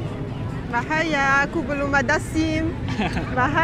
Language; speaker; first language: Indonesian; non-native, learner; French